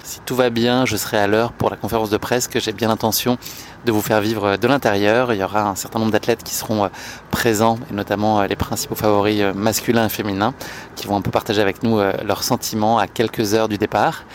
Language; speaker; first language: French; native; French